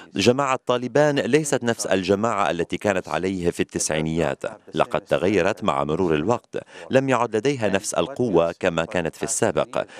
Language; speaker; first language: Arabic; non-native, fluent; Persian